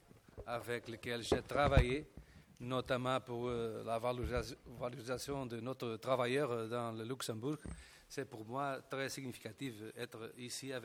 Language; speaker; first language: French; non-native, fluent; Portuguese